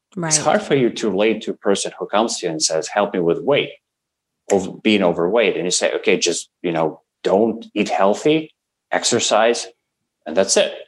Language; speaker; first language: English; non-native, fluent; Russian